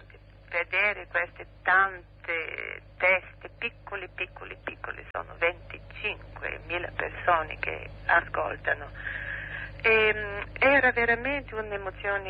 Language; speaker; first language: Italian; non-native, fluent; Bulgarian